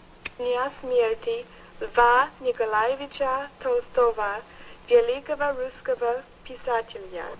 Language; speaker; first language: Russian; non-native, learner; English